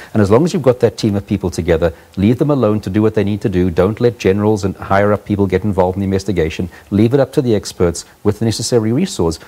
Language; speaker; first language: English; native; English